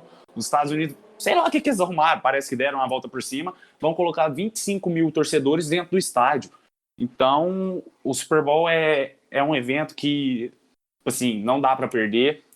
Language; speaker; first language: Portuguese; native; Portuguese